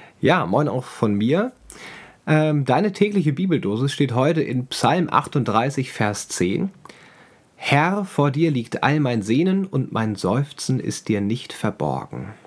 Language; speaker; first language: German; native; German